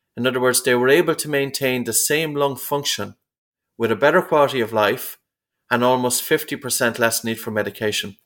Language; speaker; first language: English; native; English